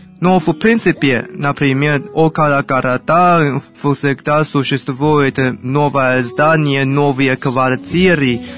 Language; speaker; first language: Russian; non-native, learner; Chinese